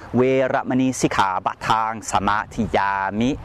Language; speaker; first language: Thai; non-native, fluent; English